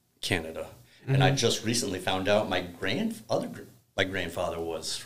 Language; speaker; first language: English; native; English